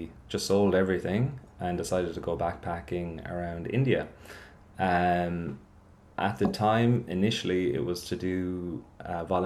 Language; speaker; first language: English; native; English